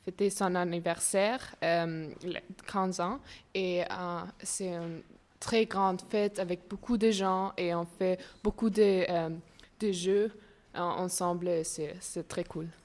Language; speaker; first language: French; non-native, learner; Spanish